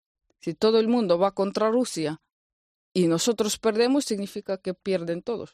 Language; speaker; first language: Spanish; non-native, fluent; Ukrainian